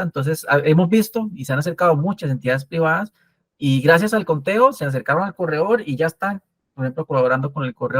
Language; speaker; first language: Spanish; native; Spanish